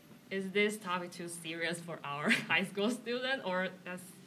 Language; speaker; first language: English; non-native, learner; Chinese